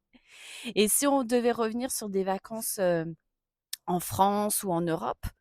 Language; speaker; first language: French; native; French